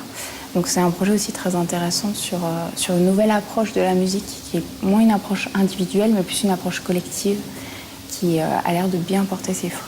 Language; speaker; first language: French; native; French